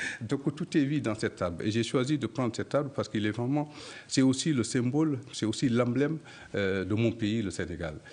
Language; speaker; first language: French; non-native, local second language; Soninke